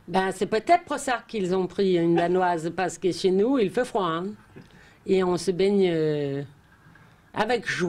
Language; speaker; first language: French; non-native, fluent; Danish